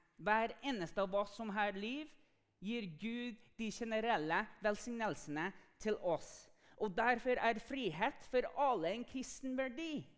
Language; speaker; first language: Norwegian; non-native, fluent; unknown